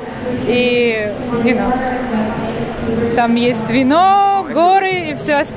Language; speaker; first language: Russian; non-native, local second language; Georgian